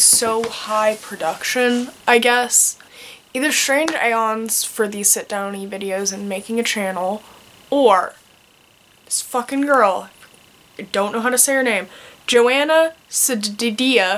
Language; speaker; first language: English; native; English